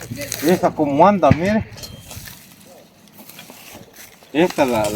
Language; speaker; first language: Spanish; native; Spanish